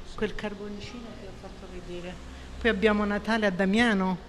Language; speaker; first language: Italian; native; Italian